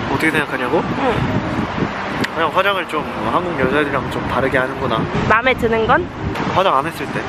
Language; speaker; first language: Spanish; non-native, learner; Korean